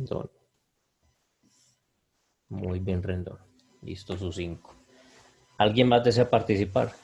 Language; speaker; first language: Spanish; native; Spanish